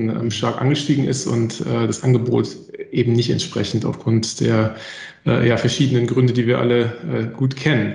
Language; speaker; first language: German; native; German